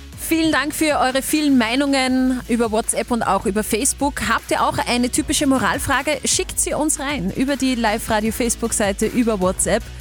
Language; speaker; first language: German; native; German